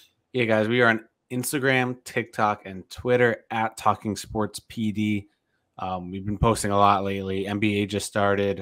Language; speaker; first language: English; native; English